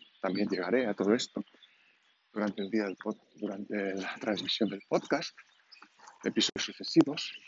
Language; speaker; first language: Spanish; non-native, local second language; Catalan